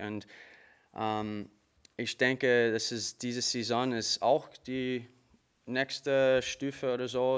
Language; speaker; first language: German; non-native, learner; English